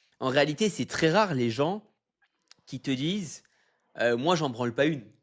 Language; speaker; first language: French; native; French